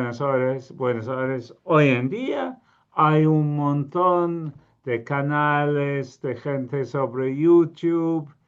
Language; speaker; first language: Spanish; non-native, fluent; English